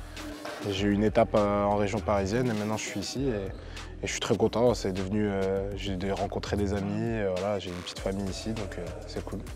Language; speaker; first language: French; native; French